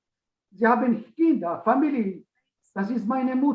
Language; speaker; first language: German; non-native, learner; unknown